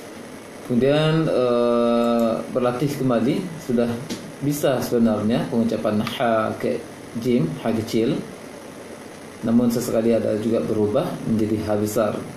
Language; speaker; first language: Indonesian; native; Indonesian